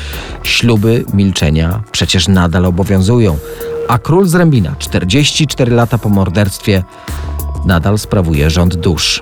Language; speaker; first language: Polish; native; Polish